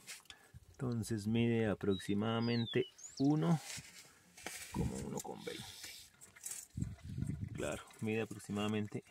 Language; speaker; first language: Spanish; native; Spanish